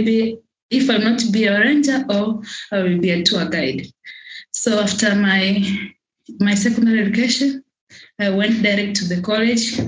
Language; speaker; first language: English; non-native, local second language; Swahili